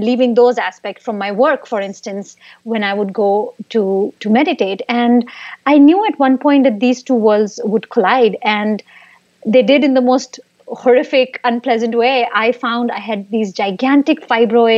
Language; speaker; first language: English; non-native, local second language; Hindi